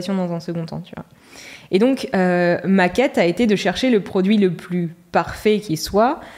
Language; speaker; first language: French; native; French